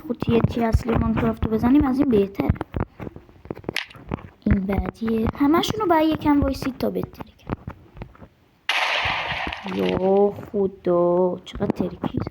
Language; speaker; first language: Persian; native; Persian